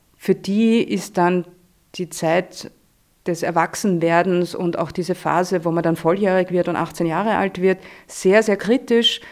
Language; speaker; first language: German; native; German